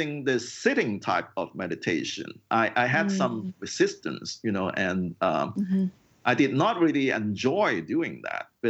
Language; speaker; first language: English; non-native, local second language; Cantonese